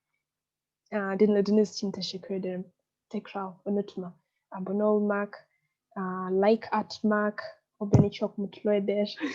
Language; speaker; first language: Turkish; non-native, fluent; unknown